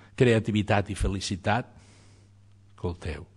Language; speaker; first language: Catalan; native; Catalan